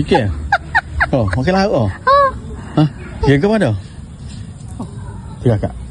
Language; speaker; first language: Malay; native; Malay